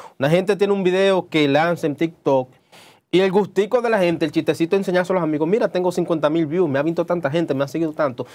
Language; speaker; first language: Spanish; native; Spanish